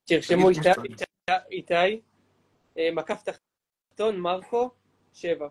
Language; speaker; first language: Hebrew; native; Hebrew